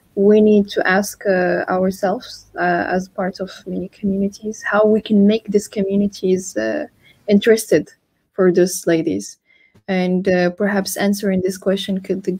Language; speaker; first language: English; non-native, fluent; Arabic